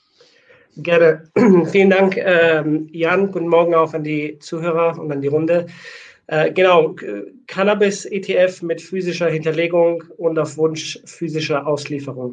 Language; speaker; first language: German; native; German